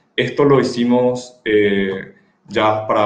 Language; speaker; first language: Spanish; native; Spanish